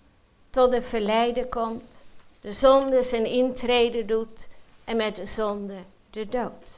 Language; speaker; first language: Dutch; native; Dutch